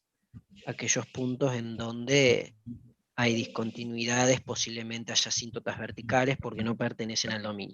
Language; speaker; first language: Spanish; native; Spanish